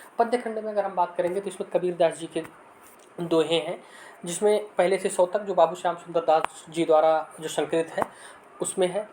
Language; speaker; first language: Hindi; native; Hindi